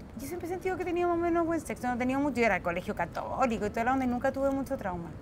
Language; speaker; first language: Spanish; native; Spanish